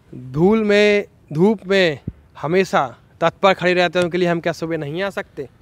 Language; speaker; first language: Hindi; native; Hindi